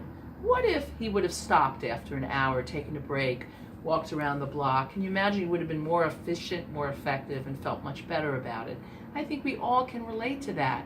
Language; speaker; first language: English; native; English